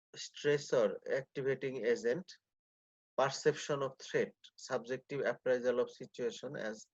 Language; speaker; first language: English; non-native, local second language; Bangla